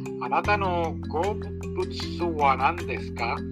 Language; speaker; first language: Japanese; non-native, learner; English